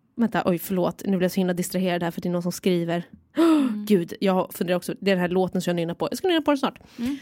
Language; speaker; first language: Swedish; native; Swedish